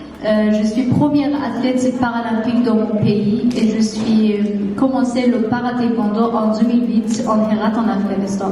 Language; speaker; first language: French; non-native, learner; Persian